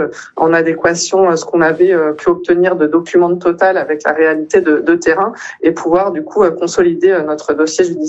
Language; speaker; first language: French; native; French